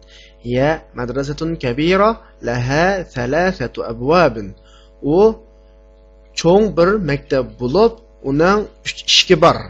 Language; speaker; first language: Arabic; non-native, fluent; Uyghur